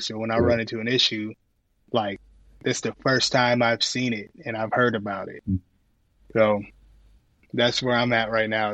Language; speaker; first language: English; native; English